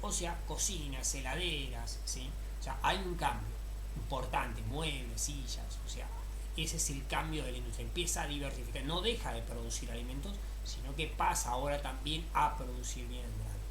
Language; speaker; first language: Spanish; native; Spanish